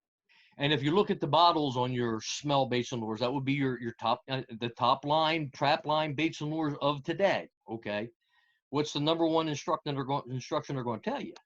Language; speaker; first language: English; native; English